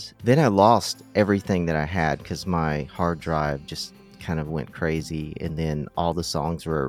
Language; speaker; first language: English; native; English